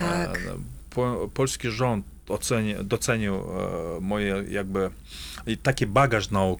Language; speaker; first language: Polish; non-native, fluent; Kazakh